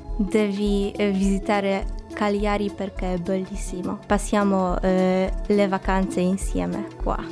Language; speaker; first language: Italian; non-native, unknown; Polish